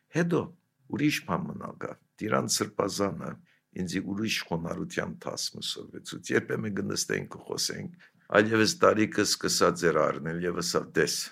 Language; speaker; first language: Armenian; native; Armenian